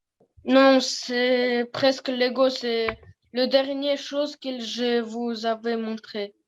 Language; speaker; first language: French; non-native, learner; Russian